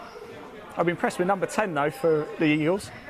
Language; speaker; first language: English; native; English